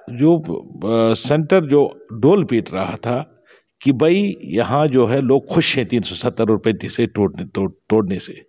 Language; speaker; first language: Hindi; non-native, local second language; Shina